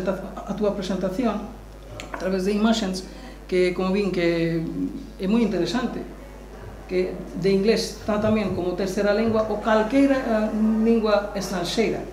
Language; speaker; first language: Galician; non-native, learner; Bangla